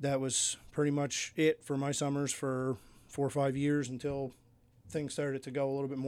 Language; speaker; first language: English; native; English